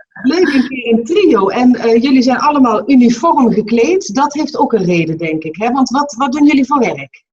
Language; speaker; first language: Dutch; native; Dutch